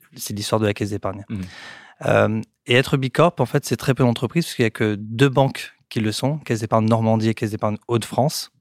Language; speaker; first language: French; native; French